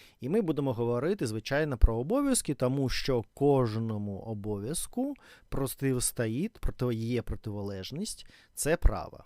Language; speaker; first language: Ukrainian; non-native, learner; Russian